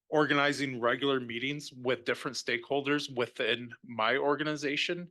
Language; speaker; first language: English; native; English